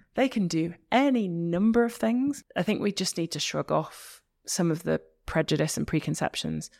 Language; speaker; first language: English; native; English